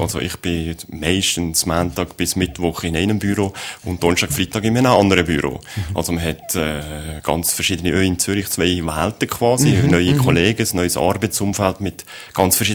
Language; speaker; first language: German; native; German